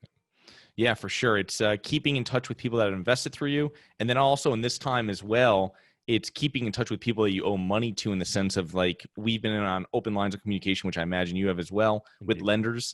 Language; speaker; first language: English; native; English